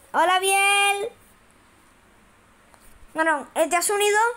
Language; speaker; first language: Spanish; native; Spanish